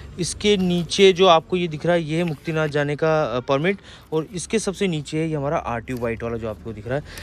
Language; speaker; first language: Hindi; native; Hindi